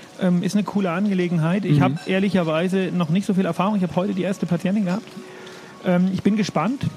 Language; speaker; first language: German; native; German